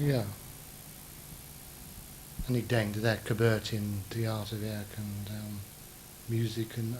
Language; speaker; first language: Dutch; non-native, learner; English